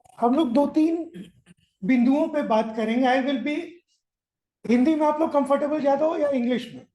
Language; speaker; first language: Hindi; native; Hindi